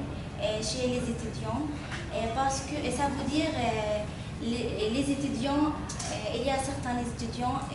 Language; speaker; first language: French; non-native, fluent; Arabic